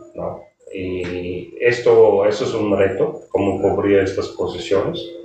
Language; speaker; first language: Spanish; non-native, fluent; German